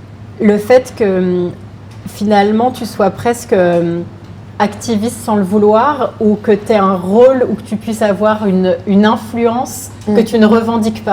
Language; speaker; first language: French; native; French